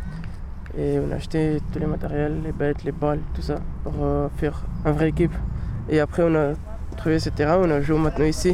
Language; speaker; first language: French; non-native, learner; Pashto